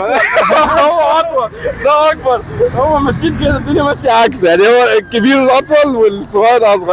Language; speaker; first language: Arabic; native; Arabic